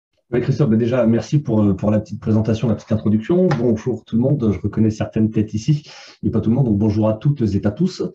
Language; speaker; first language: French; native; French